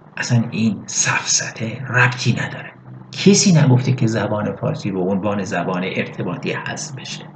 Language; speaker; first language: Persian; non-native, local second language; Kurdish